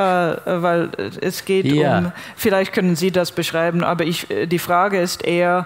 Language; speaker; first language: German; non-native, fluent; English